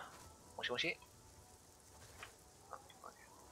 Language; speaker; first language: Japanese; non-native, learner; French